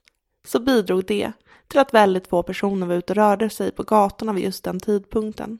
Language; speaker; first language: Swedish; native; Swedish